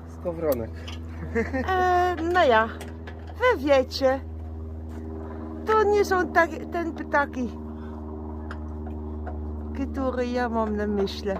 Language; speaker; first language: Polish; non-native, learner; Dutch